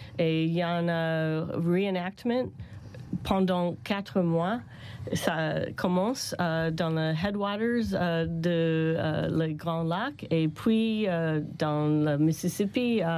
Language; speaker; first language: French; non-native, learner; English